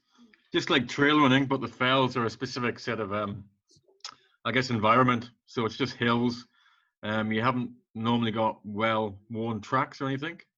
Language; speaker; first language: English; native; English